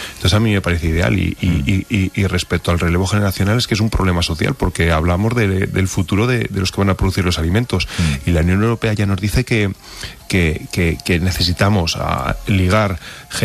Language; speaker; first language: Spanish; native; Spanish